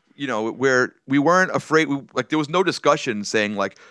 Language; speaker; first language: English; native; English